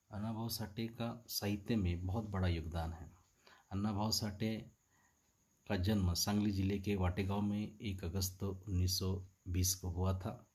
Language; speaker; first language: Hindi; non-native, local second language; Marathi